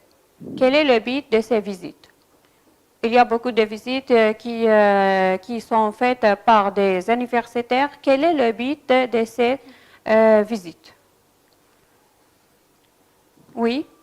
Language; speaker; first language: French; non-native, fluent; Arabic